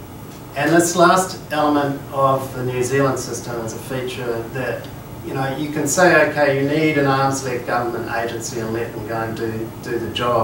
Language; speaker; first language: English; native; English